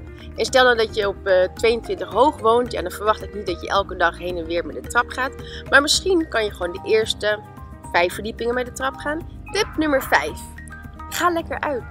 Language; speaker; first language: Dutch; native; Dutch